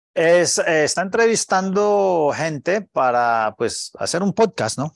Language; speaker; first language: Spanish; native; Spanish